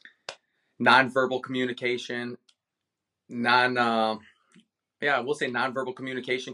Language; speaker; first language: English; native; English